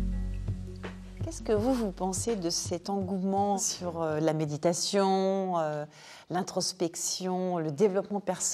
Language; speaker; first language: French; native; French